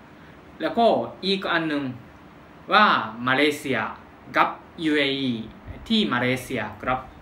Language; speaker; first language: Thai; non-native, fluent; Japanese